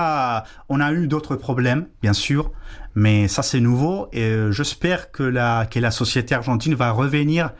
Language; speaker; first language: French; non-native, fluent; Spanish